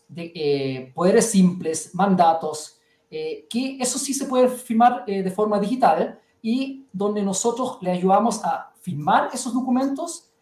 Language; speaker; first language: Spanish; early bilingual, heritage; German